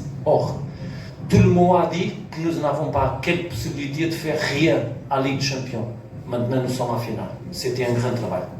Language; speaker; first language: French; non-native, learner; Portuguese